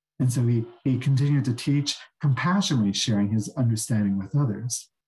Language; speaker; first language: English; native; English